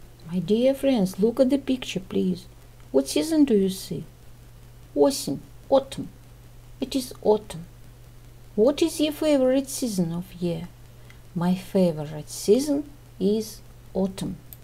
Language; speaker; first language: English; non-native, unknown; Russian